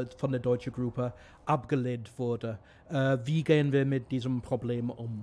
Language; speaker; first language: German; non-native, fluent; English